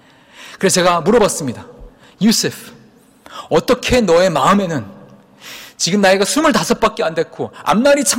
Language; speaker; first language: Korean; native; Korean